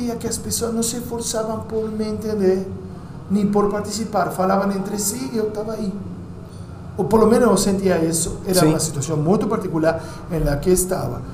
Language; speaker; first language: Portuguese; non-native, learner; Spanish